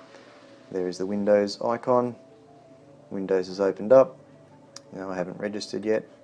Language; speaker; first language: English; native; English